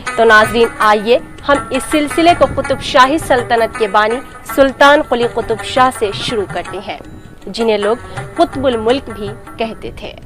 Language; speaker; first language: Urdu; native; Urdu